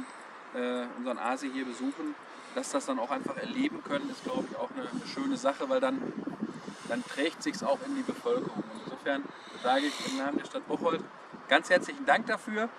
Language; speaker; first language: German; native; German